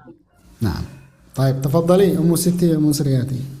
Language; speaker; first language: Arabic; non-native, fluent; Indonesian